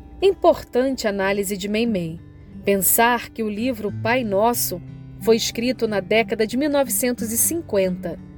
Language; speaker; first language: Portuguese; native; Portuguese